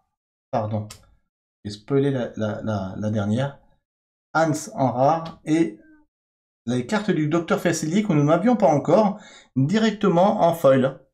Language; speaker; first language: French; native; French